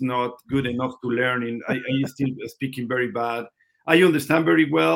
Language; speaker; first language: English; non-native, learner; Spanish